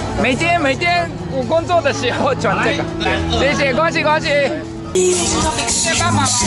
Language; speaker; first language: Chinese; non-native, learner; Japanese